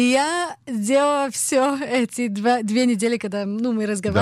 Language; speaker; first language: Russian; early bilingual, heritage; Hebrew